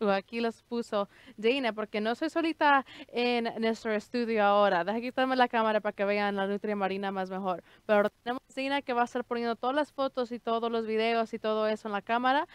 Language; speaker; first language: Spanish; early bilingual, heritage; Spanish